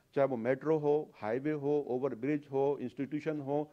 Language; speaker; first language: Hindi; native; Hindi